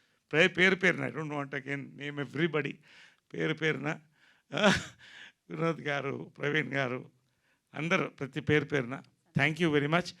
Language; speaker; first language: Telugu; native; Telugu